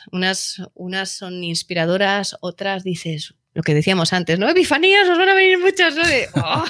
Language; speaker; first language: Spanish; native; Spanish